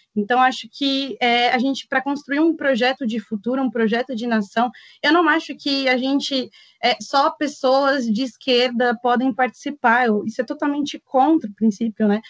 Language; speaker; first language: Portuguese; native; Portuguese